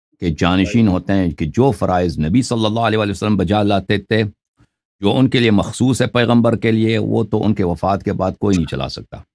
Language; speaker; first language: Urdu; non-native, fluent; Persian